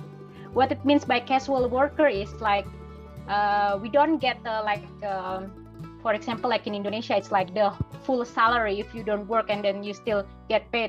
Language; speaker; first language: English; non-native, fluent; Indonesian